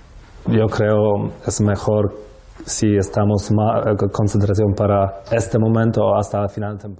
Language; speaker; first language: Spanish; non-native, learner; Polish